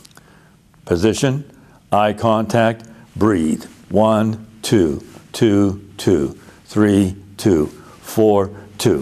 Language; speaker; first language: English; native; English